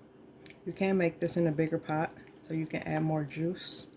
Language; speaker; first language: English; native; English